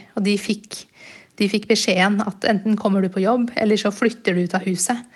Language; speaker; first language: Norwegian; early bilingual, other home language; Burmese